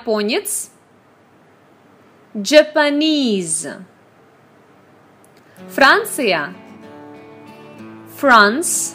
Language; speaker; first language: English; non-native, fluent; Russian